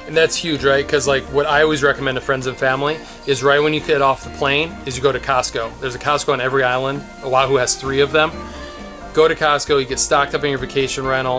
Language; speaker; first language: English; native; English